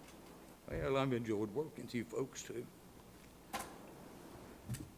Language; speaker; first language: English; native; English